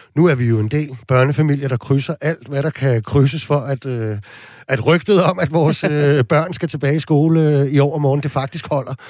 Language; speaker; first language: Danish; native; Danish